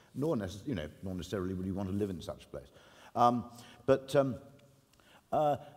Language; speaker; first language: English; native; English